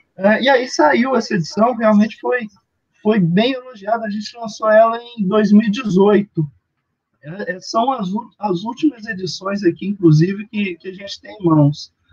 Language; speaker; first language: Portuguese; native; Portuguese